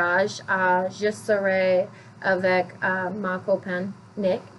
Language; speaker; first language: French; non-native, learner; English